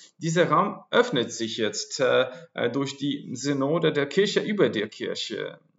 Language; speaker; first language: German; non-native, fluent; Polish